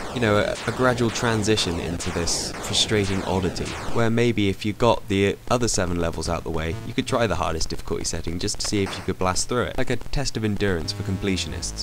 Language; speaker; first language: English; native; English